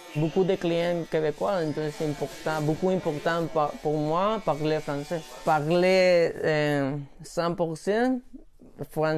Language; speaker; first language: French; non-native, learner; Spanish